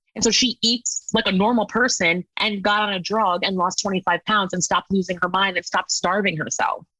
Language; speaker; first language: English; native; English